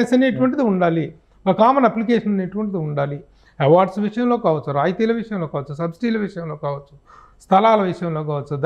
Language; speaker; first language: Telugu; native; Telugu